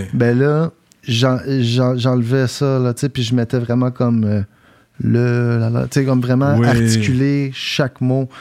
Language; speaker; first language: French; native; French